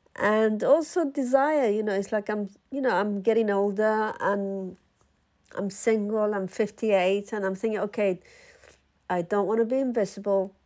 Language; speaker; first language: English; early bilingual, other home language; Spanish